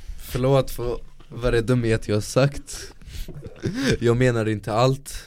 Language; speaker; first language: Swedish; non-native, fluent; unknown